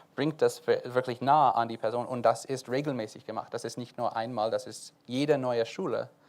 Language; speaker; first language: German; non-native, fluent; English